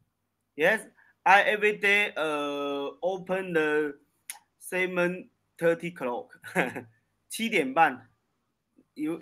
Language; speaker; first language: English; non-native, learner; Chinese